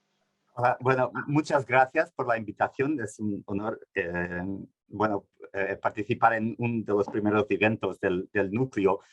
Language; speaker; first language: Spanish; non-native, fluent; Portuguese